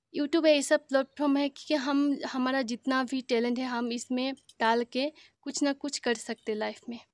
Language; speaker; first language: Hindi; non-native, local second language; Assamese